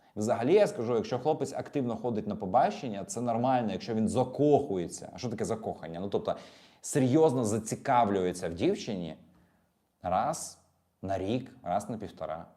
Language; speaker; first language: Ukrainian; native; Ukrainian